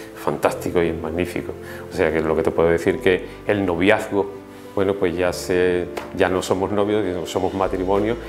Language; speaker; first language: Spanish; native; Spanish